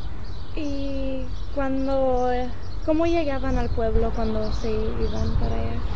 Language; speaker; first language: Spanish; early bilingual, heritage; Spanish